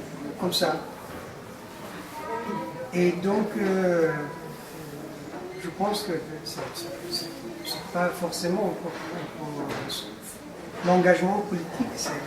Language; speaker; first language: French; non-native, fluent; Persian